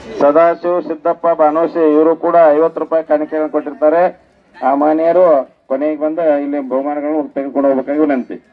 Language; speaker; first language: Kannada; native; Kannada